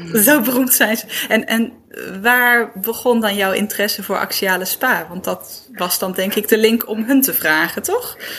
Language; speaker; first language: Dutch; native; Dutch